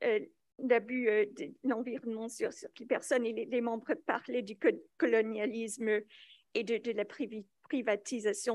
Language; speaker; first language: French; non-native, local second language; English